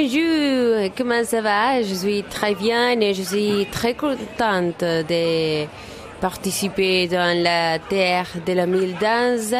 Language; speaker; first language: French; non-native, learner; Spanish